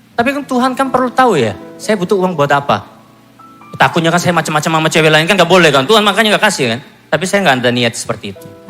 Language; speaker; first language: Indonesian; non-native, fluent; Korean